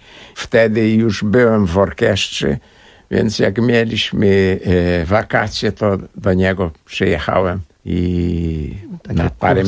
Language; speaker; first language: Polish; early bilingual, heritage; Portuguese